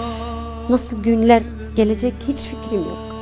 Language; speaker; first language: Turkish; non-native, learner; Arabic